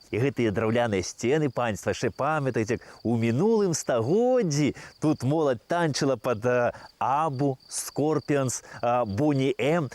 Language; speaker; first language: Belarusian; native; Belarusian